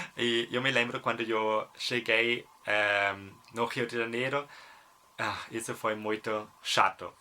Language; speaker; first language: Portuguese; non-native, fluent; German